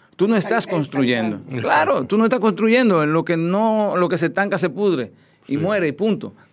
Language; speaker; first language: Spanish; native; Spanish